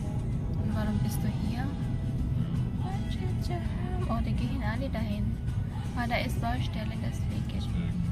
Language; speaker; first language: German; non-native, learner; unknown